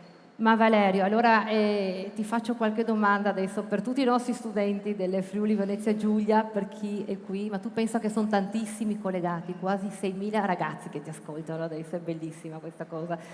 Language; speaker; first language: Italian; native; Italian